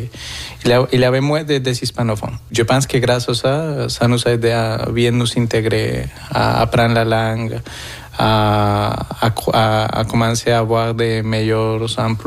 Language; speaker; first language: French; non-native, fluent; Spanish